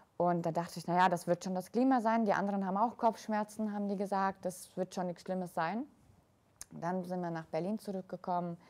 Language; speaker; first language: German; early bilingual, other home language; Russian